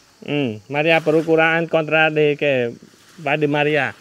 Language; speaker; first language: Portuguese; non-native, learner; Vietnamese